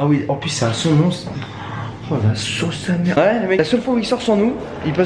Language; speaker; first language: French; native; French